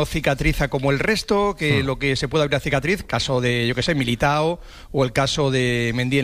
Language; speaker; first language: Spanish; native; Spanish